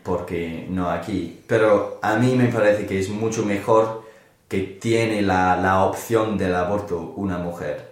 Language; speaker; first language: Spanish; non-native, learner; English